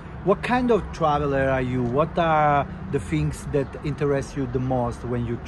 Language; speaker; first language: English; non-native, fluent; Italian